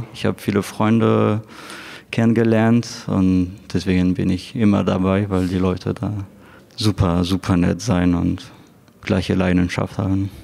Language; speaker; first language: German; non-native, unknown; French